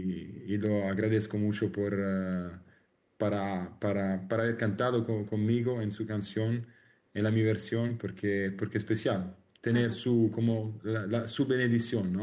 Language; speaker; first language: Spanish; non-native, learner; Italian